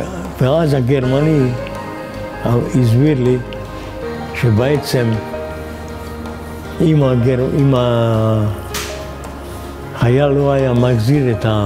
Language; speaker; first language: Hebrew; non-native, fluent; Hungarian